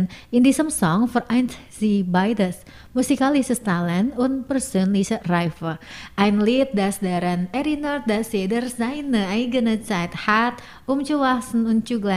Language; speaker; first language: German; non-native, fluent; Indonesian